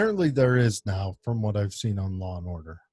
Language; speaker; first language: English; native; English